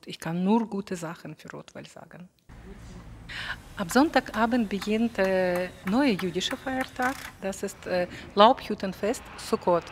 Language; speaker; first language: German; non-native, fluent; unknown